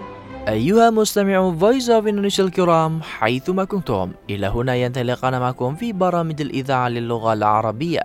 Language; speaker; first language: Arabic; non-native, fluent; Indonesian